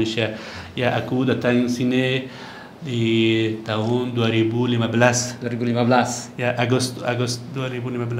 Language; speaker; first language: Indonesian; non-native, learner; Persian